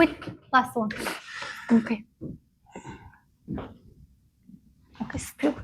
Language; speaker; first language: English; non-native, learner; Turkish